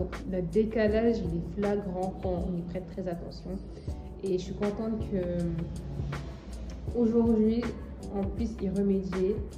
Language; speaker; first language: French; non-native, local second language; Wolof